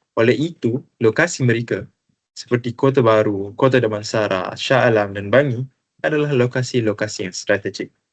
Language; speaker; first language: Malay; native; Malay